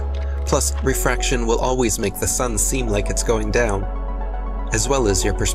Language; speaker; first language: English; native; English